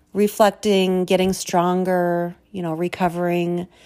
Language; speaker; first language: English; native; English